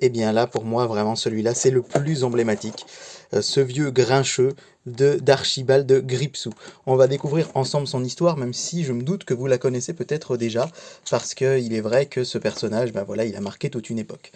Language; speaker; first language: French; native; French